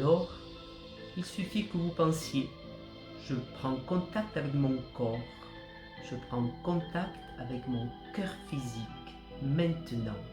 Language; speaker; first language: French; native; French